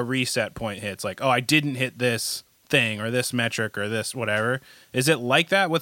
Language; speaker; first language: English; native; English